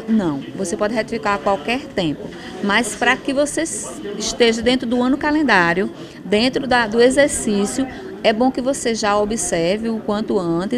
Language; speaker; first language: Portuguese; native; Portuguese